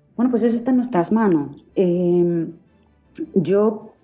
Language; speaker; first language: Spanish; native; Spanish